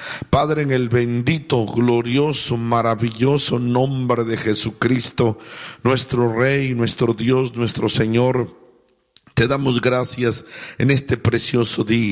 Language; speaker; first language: Spanish; native; Spanish